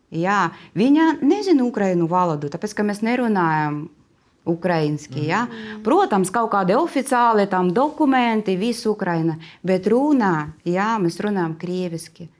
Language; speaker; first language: Latvian; non-native, learner; Russian